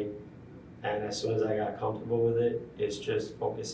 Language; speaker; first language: English; non-native, fluent; Spanish